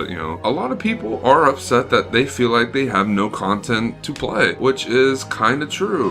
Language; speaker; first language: English; native; English